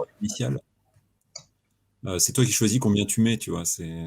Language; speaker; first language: French; native; French